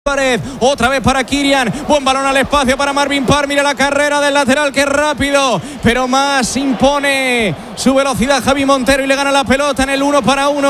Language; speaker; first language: Spanish; native; Spanish